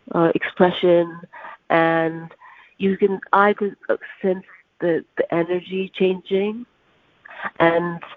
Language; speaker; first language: English; non-native, local second language; Urdu